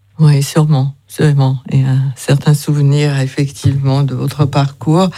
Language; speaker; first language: French; native; French